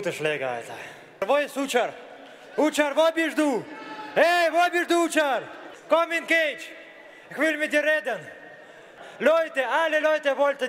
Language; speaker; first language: German; non-native, learner; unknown